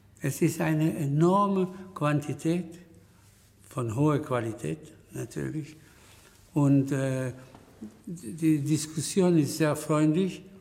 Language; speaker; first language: German; non-native, fluent; Spanish